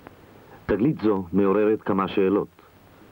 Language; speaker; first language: Hebrew; native; Hebrew